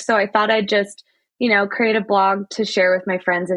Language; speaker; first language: English; native; English